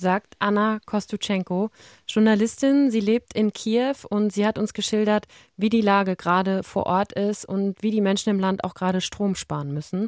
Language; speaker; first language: German; native; German